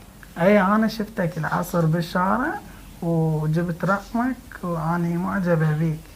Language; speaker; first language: Arabic; native; Arabic